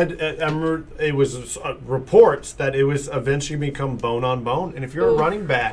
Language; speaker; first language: English; native; English